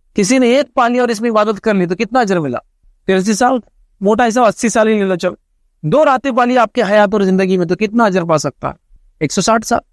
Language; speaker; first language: Urdu; native; Urdu